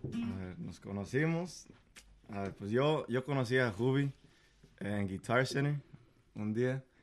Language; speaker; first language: Spanish; native; Spanish